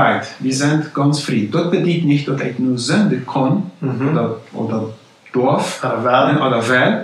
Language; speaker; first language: German; non-native, local second language; Plautdietsch